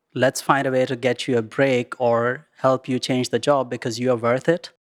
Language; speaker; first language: English; non-native, local second language; Urdu